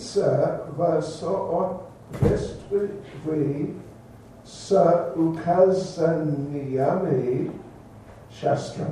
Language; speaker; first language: Russian; non-native, learner; English